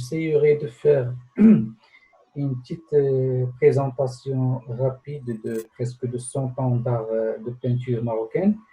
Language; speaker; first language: French; non-native, local second language; Arabic